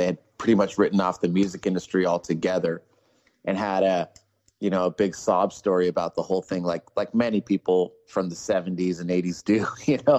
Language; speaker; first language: English; native; English